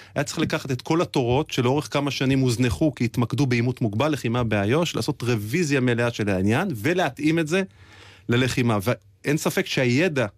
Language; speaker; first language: Hebrew; native; Hebrew